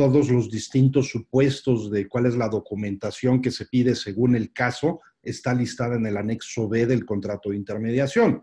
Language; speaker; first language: Spanish; native; Spanish